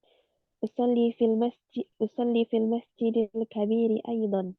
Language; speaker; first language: Arabic; non-native, learner; Indonesian